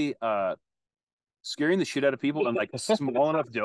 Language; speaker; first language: English; native; English